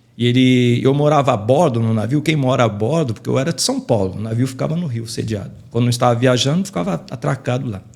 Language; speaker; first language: Portuguese; native; Portuguese